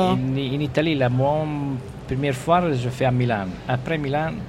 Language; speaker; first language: French; non-native, learner; Italian